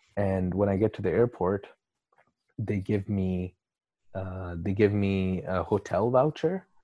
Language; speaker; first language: English; non-native, local second language; Urdu